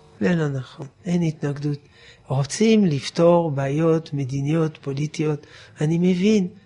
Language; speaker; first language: Hebrew; non-native, fluent; French